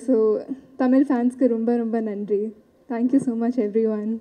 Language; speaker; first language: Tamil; non-native, learner; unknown